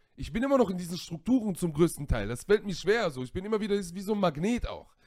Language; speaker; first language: German; native; German